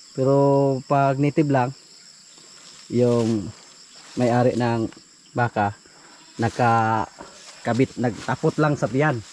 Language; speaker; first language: Filipino; non-native, local second language; Cebuano